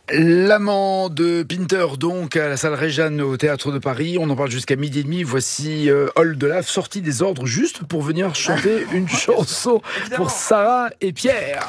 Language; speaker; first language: French; native; French